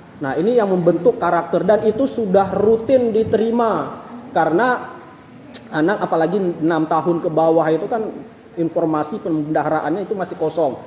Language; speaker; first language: Indonesian; non-native, local second language; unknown